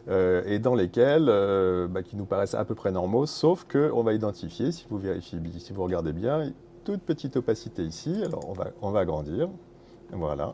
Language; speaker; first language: French; native; French